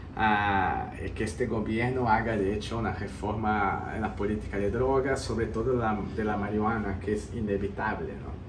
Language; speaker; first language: Spanish; early bilingual, heritage; Spanish